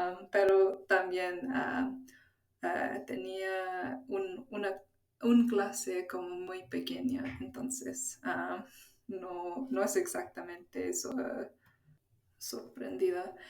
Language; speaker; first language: Spanish; non-native, fluent; English